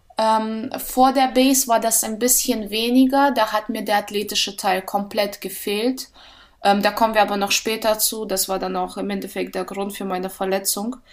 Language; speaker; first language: German; early bilingual, other home language; Russian